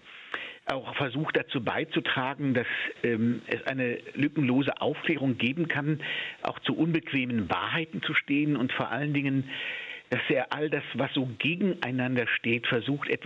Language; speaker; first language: German; native; German